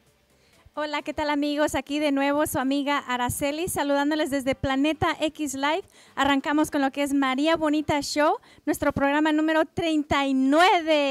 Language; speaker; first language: Spanish; native; Spanish